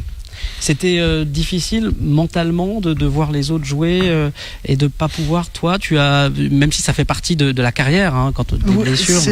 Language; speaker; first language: French; native; French